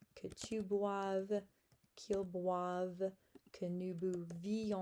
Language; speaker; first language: French; non-native, fluent; English